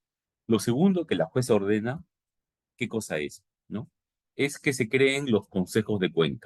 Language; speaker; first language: Spanish; native; Spanish